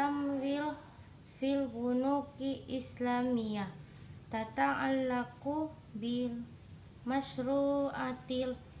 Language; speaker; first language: Arabic; non-native, learner; Indonesian